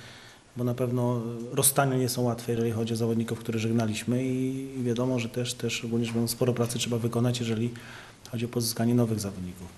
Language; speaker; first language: Polish; native; Polish